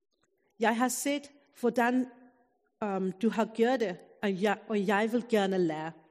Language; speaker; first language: Danish; non-native, fluent; English